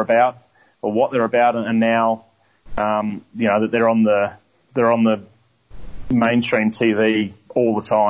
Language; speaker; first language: English; native; English